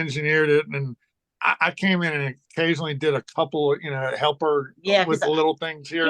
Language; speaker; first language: English; native; English